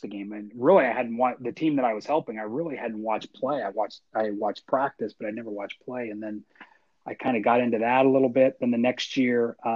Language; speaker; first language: English; native; English